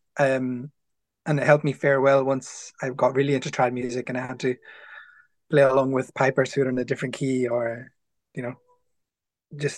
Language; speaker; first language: English; native; English